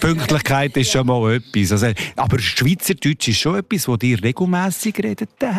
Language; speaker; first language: German; native; German